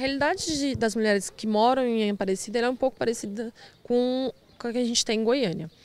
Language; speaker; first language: Portuguese; native; Portuguese